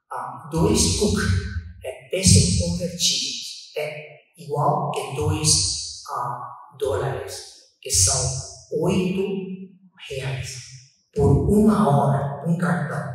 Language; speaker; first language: Portuguese; non-native, fluent; Chinese